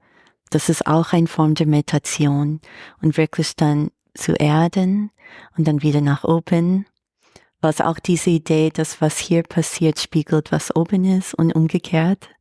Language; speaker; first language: German; non-native, fluent; English